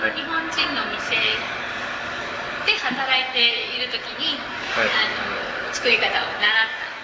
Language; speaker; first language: Japanese; native; Japanese